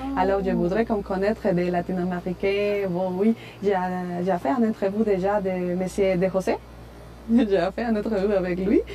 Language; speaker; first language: French; non-native, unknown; Spanish